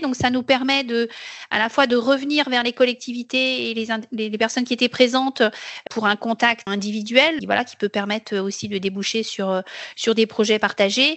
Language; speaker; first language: French; native; French